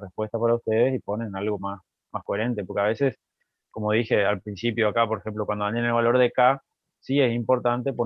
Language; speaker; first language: Spanish; native; Spanish